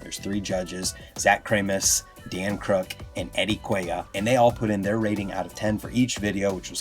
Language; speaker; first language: English; native; English